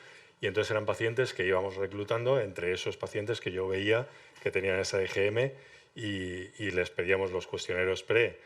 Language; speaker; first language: Spanish; native; Spanish